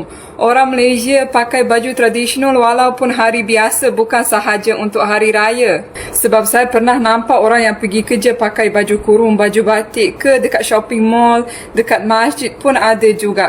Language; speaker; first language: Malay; non-native, fluent; Bosnian